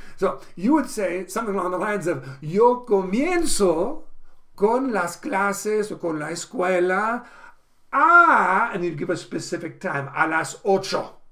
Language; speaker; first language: English; native; English